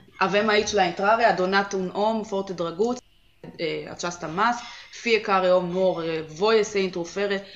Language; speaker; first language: Romanian; non-native, learner; Hebrew